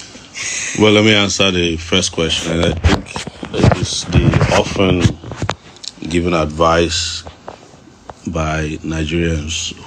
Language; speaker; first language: English; non-native, local second language; Yoruba